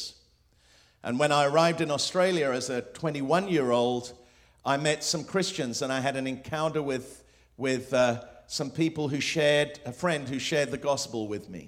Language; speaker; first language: English; non-native, local second language; Spanish